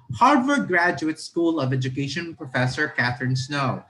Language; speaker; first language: English; non-native, local second language; Filipino